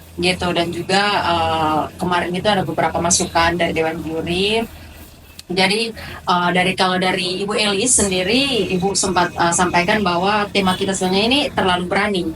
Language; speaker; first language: Indonesian; native; Indonesian